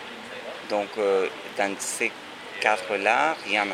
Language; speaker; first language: French; non-native, fluent; Spanish